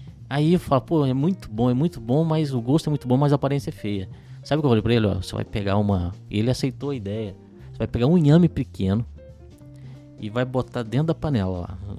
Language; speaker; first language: Portuguese; native; Portuguese